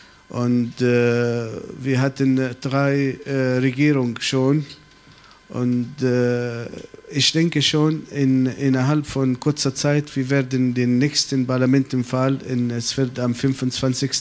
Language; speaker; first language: German; non-native, fluent; Arabic